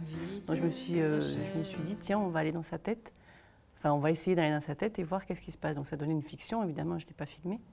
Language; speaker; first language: French; native; French